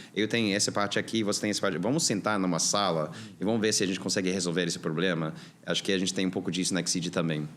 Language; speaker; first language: Portuguese; non-native, fluent; English